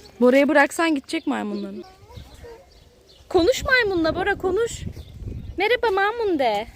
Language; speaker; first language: Turkish; native; Turkish